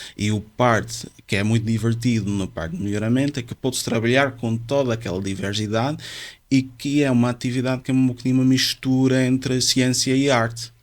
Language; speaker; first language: Portuguese; non-native, fluent; Dutch